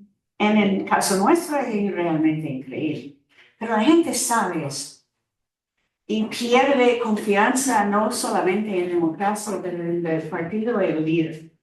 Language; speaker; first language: Spanish; non-native, fluent; English